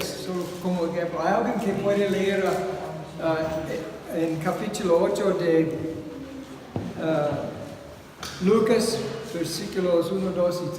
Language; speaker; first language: Spanish; non-native, fluent; English